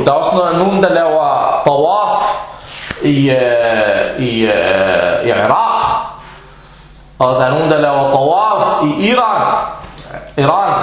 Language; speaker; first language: Danish; non-native, fluent; Arabic